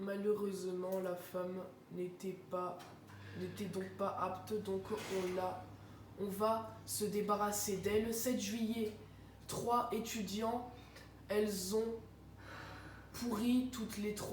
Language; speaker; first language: French; native; French